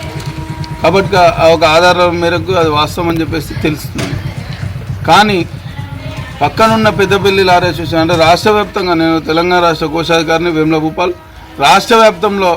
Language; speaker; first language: Telugu; native; Telugu